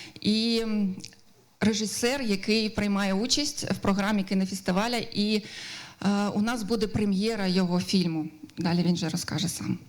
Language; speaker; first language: Ukrainian; native; Ukrainian